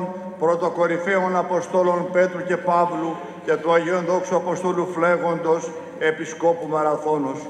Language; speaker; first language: Greek; native; Greek